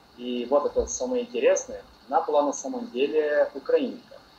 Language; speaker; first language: Russian; non-native, learner; Portuguese